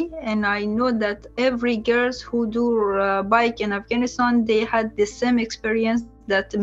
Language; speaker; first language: English; non-native, learner; Persian